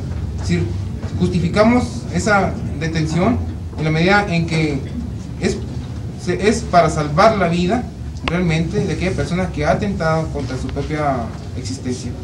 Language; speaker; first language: Spanish; native; Spanish